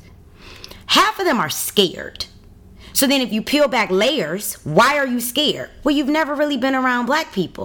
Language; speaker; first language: English; native; English